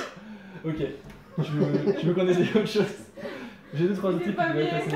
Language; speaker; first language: French; native; French